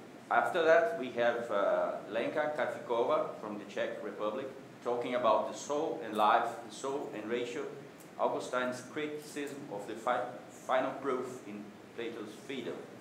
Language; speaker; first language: English; non-native, fluent; Portuguese